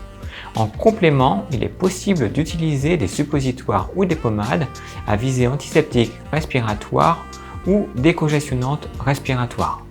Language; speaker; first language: French; native; French